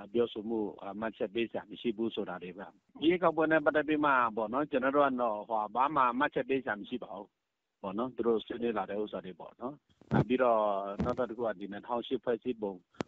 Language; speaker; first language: Burmese; non-native, local second language; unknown